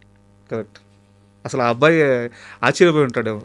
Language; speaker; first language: Telugu; native; Telugu